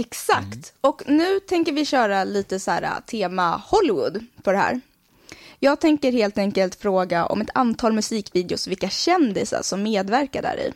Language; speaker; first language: Swedish; native; Swedish